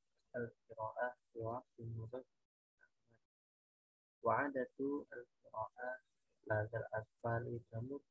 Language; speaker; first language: Arabic; non-native, learner; Indonesian